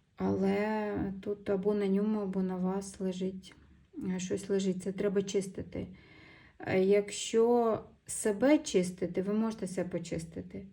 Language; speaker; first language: Ukrainian; non-native, local second language; Russian